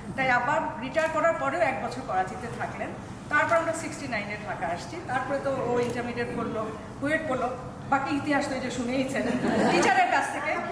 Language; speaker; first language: Bangla; early bilingual, heritage; Bangla